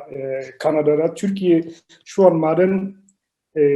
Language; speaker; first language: Turkish; non-native, learner; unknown